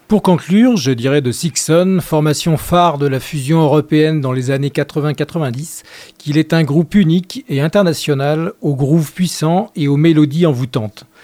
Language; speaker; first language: French; native; French